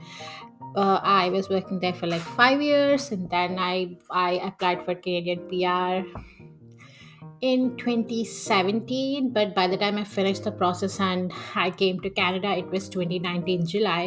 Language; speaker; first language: English; non-native, local second language; Telugu